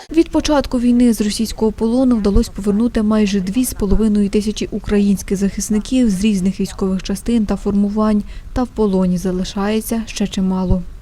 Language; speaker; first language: Ukrainian; native; Ukrainian